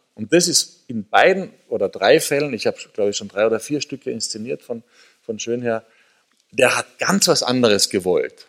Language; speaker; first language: German; native; German